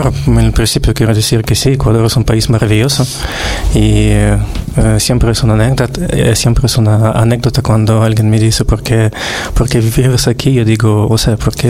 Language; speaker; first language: Spanish; non-native, fluent; Russian